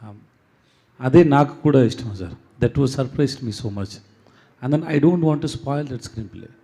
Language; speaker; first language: Telugu; non-native, learner; Tamil